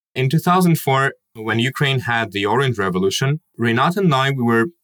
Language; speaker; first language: English; non-native, fluent; Kyrgyz